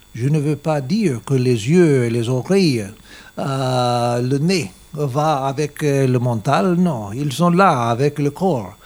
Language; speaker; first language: French; non-native, learner; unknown